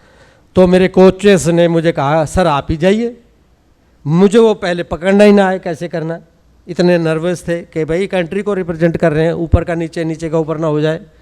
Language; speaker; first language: Hindi; native; Hindi